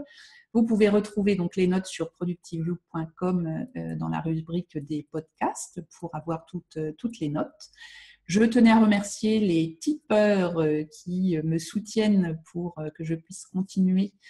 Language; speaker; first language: French; native; French